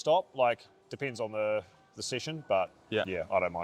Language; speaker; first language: English; native; English